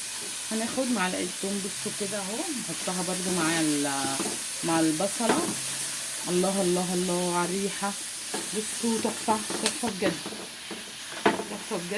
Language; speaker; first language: Arabic; native; Arabic